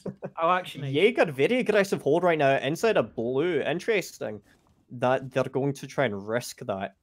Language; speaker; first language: English; native; English